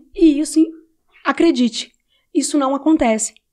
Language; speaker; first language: Portuguese; native; Portuguese